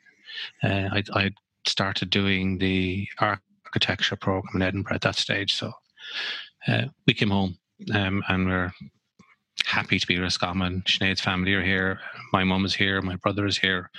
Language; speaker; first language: English; native; English